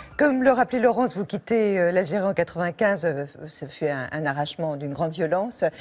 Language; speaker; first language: French; native; French